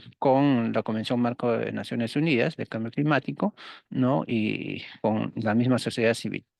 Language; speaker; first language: Spanish; native; Spanish